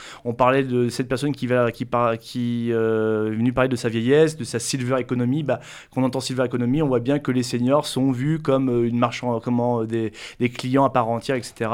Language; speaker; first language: French; native; French